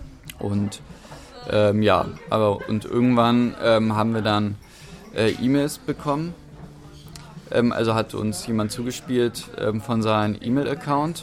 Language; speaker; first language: German; native; German